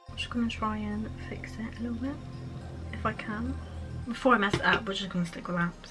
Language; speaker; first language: English; native; English